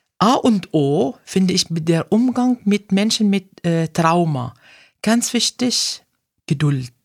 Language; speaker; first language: German; non-native, fluent; Arabic